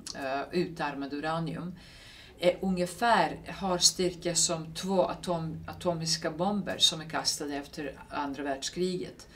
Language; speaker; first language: Swedish; non-native, fluent; Serbian